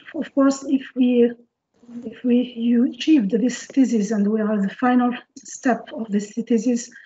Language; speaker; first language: English; non-native, fluent; French